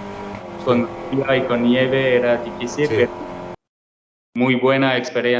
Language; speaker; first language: Spanish; non-native, learner; French